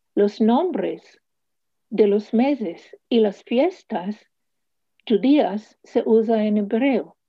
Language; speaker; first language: Spanish; early bilingual, heritage; Hebrew